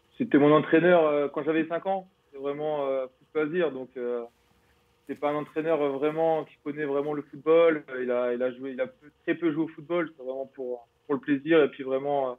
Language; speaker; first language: French; native; French